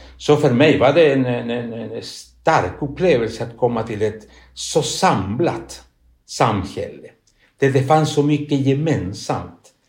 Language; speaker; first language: Swedish; non-native, fluent; Spanish